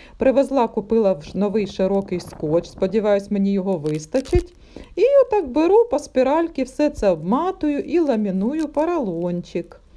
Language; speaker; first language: Ukrainian; non-native, local second language; Russian